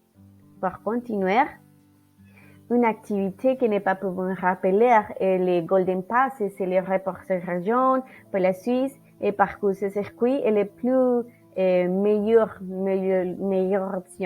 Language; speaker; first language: French; non-native, learner; Spanish